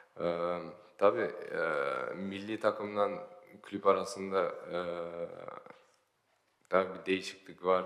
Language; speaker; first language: Turkish; early bilingual, heritage; Turkish